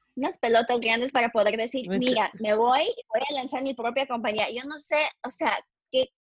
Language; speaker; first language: Spanish; early bilingual, heritage; Spanish